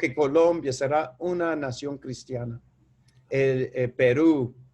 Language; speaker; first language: Spanish; non-native, fluent; English